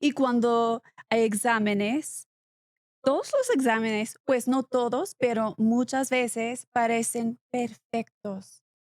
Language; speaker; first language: Spanish; non-native, learner; English